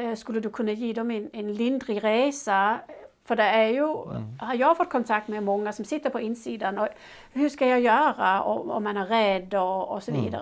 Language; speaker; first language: Swedish; non-native, fluent; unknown